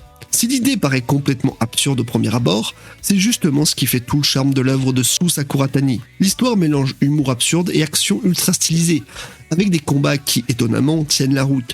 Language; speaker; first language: French; native; French